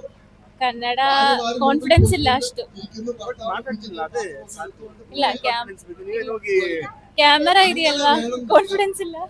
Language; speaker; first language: Kannada; non-native, local second language; Malayalam